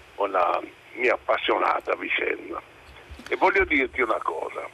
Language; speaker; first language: Italian; native; Italian